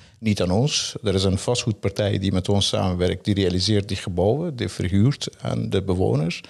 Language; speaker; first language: Dutch; non-native, fluent; Persian